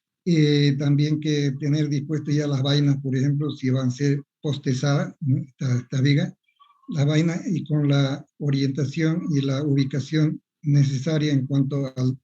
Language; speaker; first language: Spanish; native; Spanish